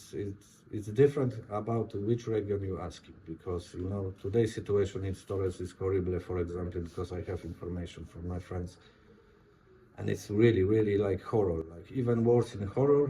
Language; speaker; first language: English; non-native, learner; Polish